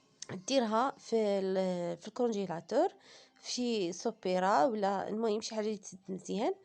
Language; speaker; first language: Arabic; native; Arabic